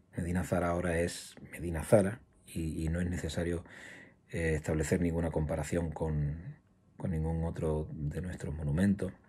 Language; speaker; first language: Spanish; native; Spanish